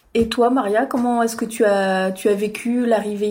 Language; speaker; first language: French; native; French